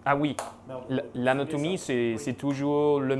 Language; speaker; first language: French; non-native, fluent; German